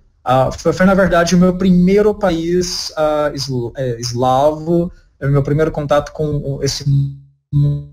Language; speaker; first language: Portuguese; native; Portuguese